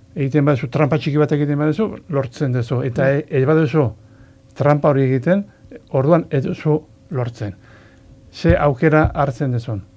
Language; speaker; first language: Basque; non-native, local second language; Spanish